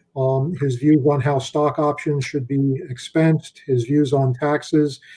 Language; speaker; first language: English; native; English